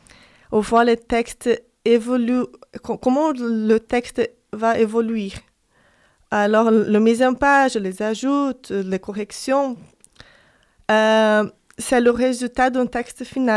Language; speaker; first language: French; non-native, fluent; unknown